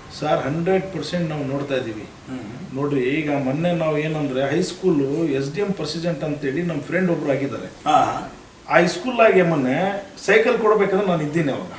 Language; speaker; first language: Kannada; non-native, local second language; Urdu